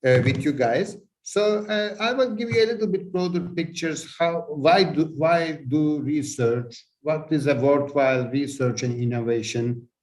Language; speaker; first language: English; non-native, fluent; Turkish